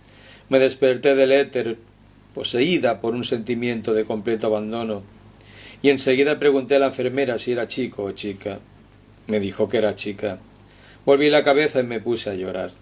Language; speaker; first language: Spanish; native; Spanish